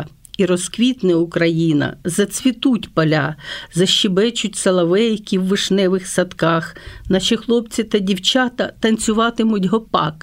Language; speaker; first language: Ukrainian; native; Ukrainian